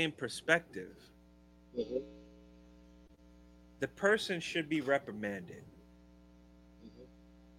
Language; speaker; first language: English; native; English